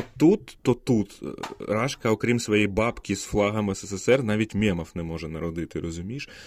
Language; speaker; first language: Ukrainian; non-native, local second language; Russian